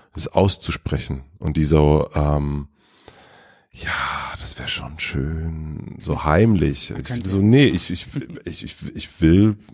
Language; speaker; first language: German; native; German